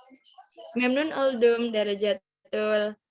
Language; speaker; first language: Turkish; non-native, fluent; Indonesian